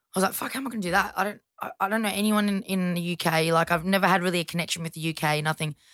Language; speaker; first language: English; native; English